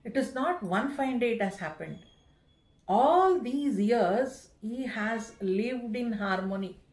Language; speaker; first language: English; non-native, local second language; Kannada